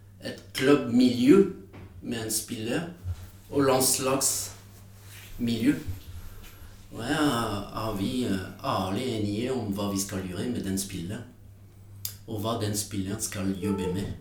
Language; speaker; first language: Norwegian; non-native, fluent; French